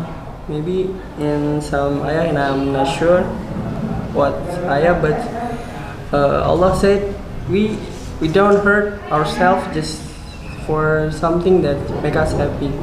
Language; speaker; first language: English; non-native, learner; Indonesian